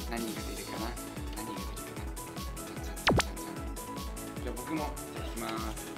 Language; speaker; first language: Japanese; native; Japanese